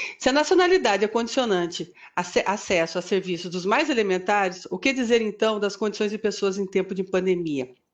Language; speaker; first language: Portuguese; native; Portuguese